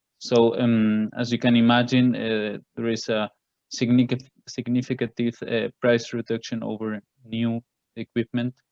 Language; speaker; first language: English; non-native, fluent; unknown